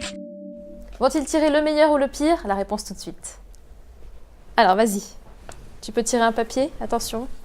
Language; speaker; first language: French; native; French